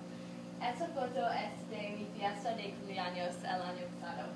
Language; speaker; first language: Spanish; non-native, learner; English